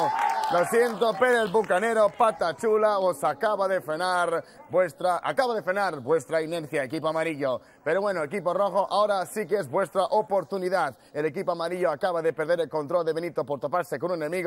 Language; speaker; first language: Spanish; native; Spanish